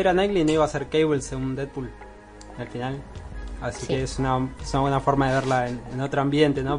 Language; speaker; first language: Spanish; native; Spanish